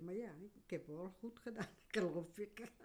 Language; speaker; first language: Dutch; non-native, learner; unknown